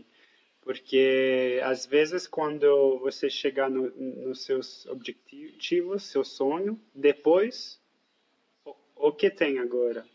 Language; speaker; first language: Portuguese; non-native, fluent; French